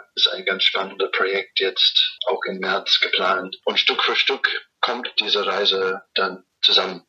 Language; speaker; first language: German; non-native, fluent; English